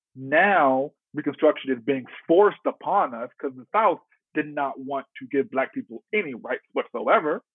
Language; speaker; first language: English; native; English